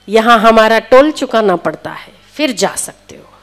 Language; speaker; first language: Hindi; non-native, local second language; Gujarati